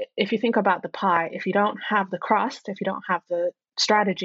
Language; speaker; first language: English; non-native, local second language; Cantonese